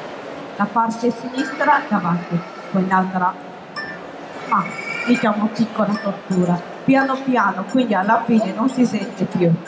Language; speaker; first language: Italian; non-native, fluent; Japanese